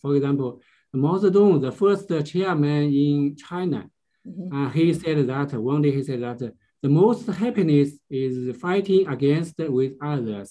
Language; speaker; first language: English; non-native, learner; Chinese